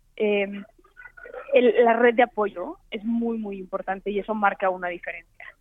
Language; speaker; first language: Spanish; native; Spanish